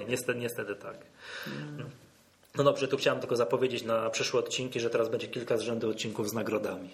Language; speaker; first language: Polish; native; Polish